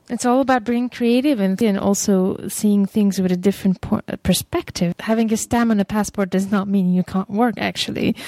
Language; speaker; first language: English; non-native, fluent; French